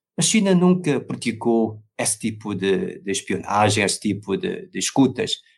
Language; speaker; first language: Portuguese; non-native, fluent; Chinese